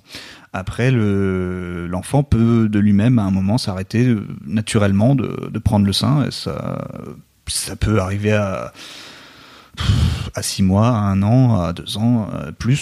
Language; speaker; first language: French; native; French